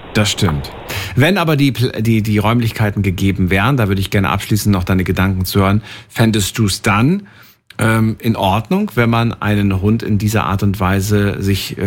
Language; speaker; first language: German; native; German